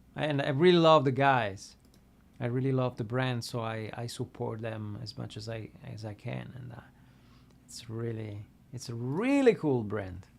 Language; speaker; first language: English; non-native, fluent; Italian